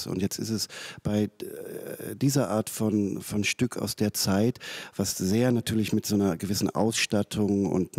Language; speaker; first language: German; native; German